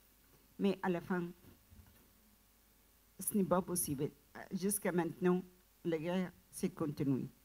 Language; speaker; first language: French; non-native, learner; Arabic